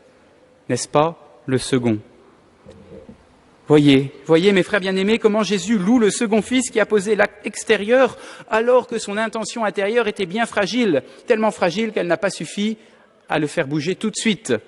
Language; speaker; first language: French; native; French